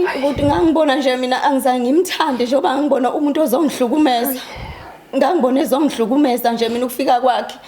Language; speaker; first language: Zulu; native; Zulu